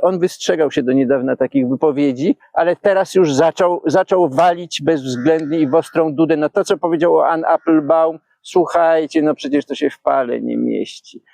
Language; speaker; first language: Polish; native; Polish